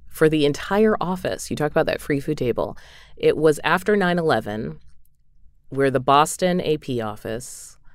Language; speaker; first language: English; native; English